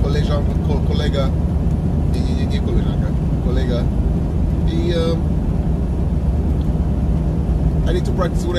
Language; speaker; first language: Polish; non-native, learner; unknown